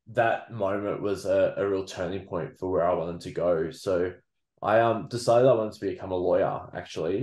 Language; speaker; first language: English; native; English